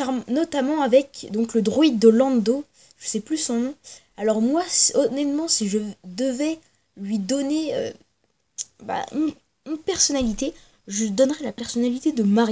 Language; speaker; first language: French; native; French